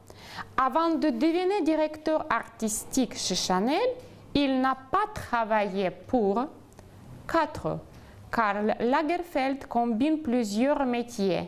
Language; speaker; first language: French; non-native, fluent; Ukrainian